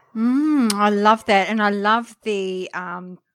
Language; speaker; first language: English; early bilingual, other home language; French